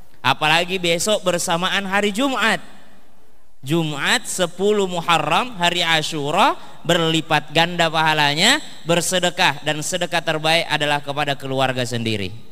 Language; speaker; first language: Indonesian; native; Indonesian